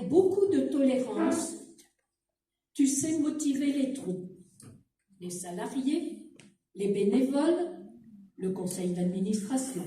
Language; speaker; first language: French; native; French